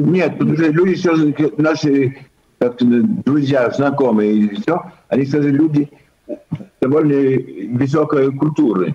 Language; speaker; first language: Russian; early bilingual, heritage; Russian